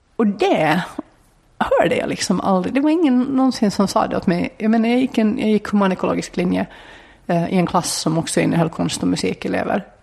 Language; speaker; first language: Swedish; native; Swedish